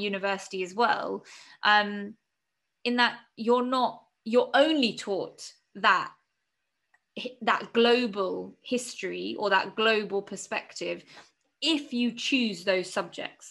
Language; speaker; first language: English; native; English